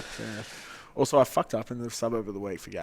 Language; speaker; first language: English; native; English